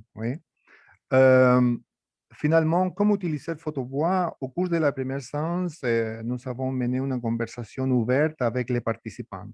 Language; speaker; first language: French; non-native, fluent; Spanish